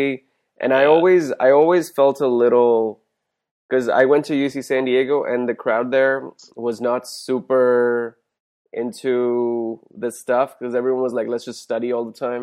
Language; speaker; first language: English; non-native, local second language; Hindi